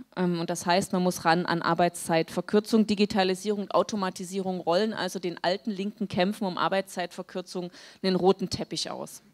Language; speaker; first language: German; native; German